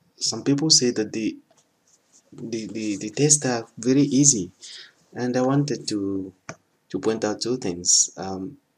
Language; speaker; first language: English; non-native, fluent; French